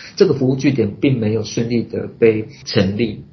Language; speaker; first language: Chinese; native; Chinese